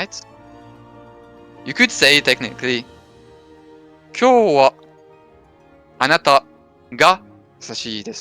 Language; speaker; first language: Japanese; non-native, fluent; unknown